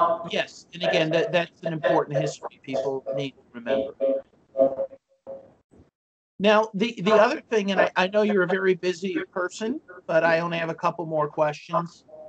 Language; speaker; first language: English; native; English